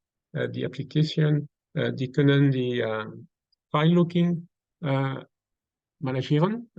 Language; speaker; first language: German; non-native, learner; French